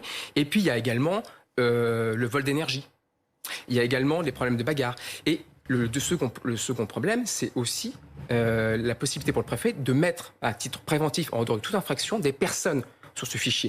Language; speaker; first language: French; native; French